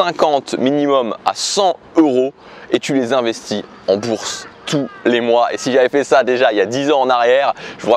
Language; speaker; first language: French; native; French